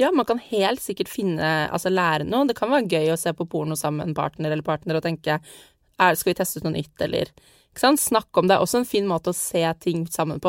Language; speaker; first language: Norwegian; native; Norwegian